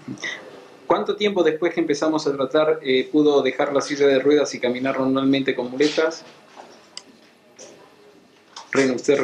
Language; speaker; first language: Spanish; native; Spanish